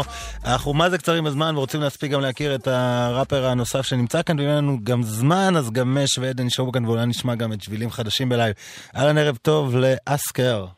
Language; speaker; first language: Hebrew; native; Hebrew